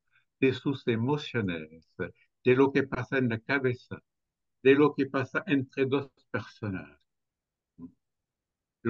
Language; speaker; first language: Spanish; non-native, fluent; French